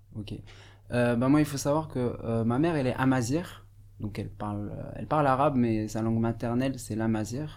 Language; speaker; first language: French; non-native, local second language; Arabic